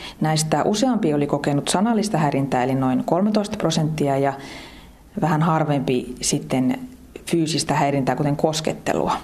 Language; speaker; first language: Finnish; native; Finnish